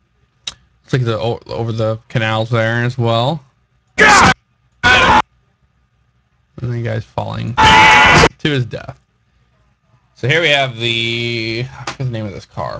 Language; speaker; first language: English; native; English